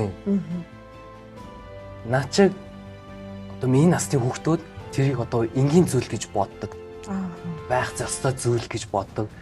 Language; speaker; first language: Mongolian; early bilingual, heritage; Mongolian